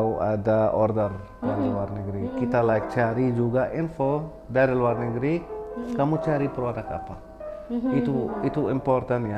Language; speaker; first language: Indonesian; non-native, learner; Arabic